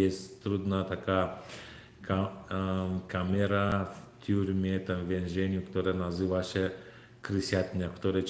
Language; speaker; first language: Polish; non-native, learner; Turkmen